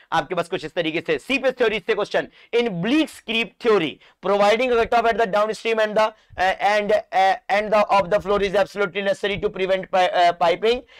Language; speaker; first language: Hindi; non-native, local second language; Marathi